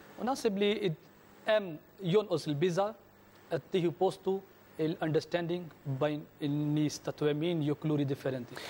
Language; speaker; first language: Maltese; non-native, fluent; Urdu